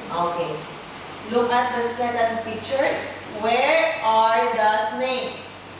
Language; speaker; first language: English; non-native, fluent; Vietnamese